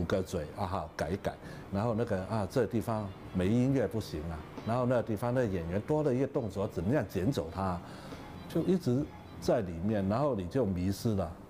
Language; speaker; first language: Chinese; non-native, local second language; Cantonese